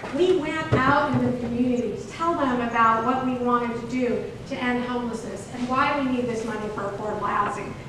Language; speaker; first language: English; native; English